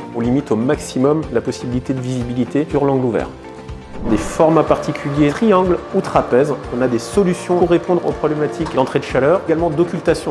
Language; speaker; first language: French; native; French